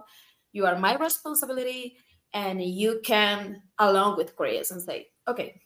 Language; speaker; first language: English; non-native, learner; Spanish